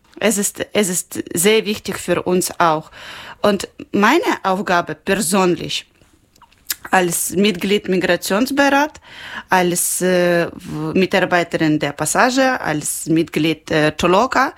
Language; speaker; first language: German; non-native, local second language; Ukrainian